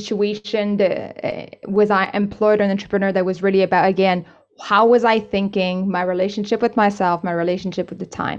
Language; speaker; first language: English; native; English